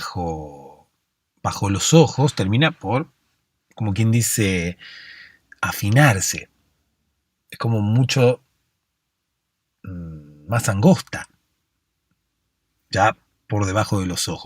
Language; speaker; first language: Spanish; native; Spanish